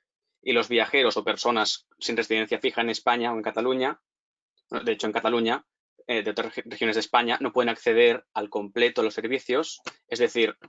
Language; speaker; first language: Spanish; native; Spanish